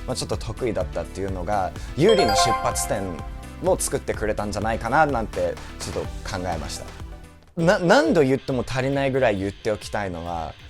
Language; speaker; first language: Japanese; non-native, fluent; English